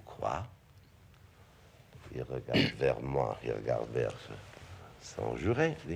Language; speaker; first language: French; non-native, fluent; English